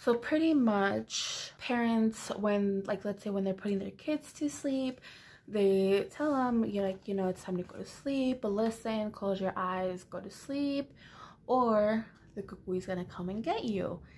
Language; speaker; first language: English; early bilingual, other home language; Spanish